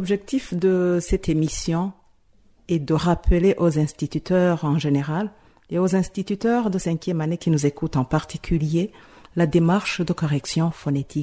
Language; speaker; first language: French; non-native, local second language; Rundi